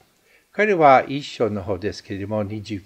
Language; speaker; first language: Japanese; non-native, fluent; English